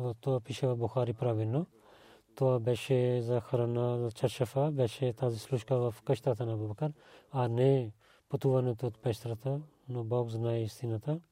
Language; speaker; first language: Bulgarian; non-native, learner; Urdu